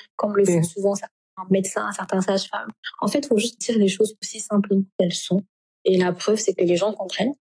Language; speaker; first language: French; non-native, local second language; Wolof